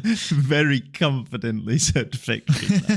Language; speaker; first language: English; native; English